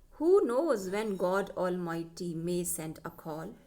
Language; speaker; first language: English; non-native, local second language; Punjabi